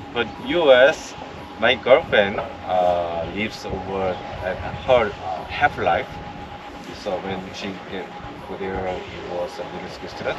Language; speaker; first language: English; non-native, learner; Korean